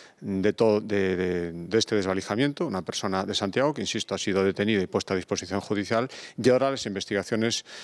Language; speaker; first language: Spanish; native; Spanish